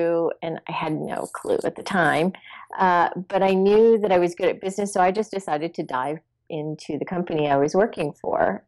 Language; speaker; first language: English; native; English